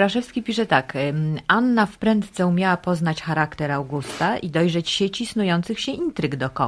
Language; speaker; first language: Polish; native; Polish